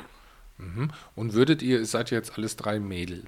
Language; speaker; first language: German; native; German